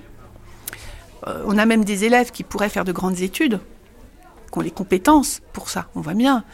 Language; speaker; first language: French; native; French